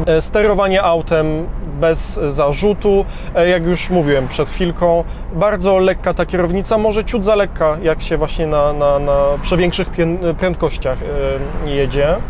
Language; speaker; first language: Polish; early bilingual, heritage; Polish